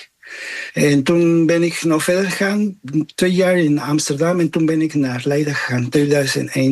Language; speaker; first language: Dutch; non-native, fluent; Spanish